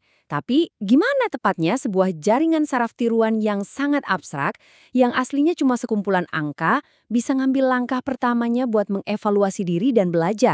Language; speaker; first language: Indonesian; native; Indonesian